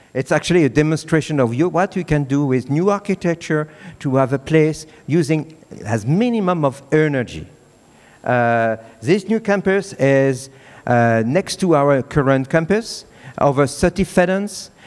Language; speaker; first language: English; non-native, fluent; French